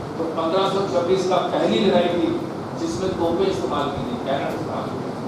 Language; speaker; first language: Hindi; non-native, local second language; Punjabi